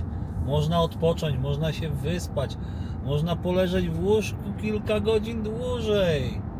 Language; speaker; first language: Polish; native; Polish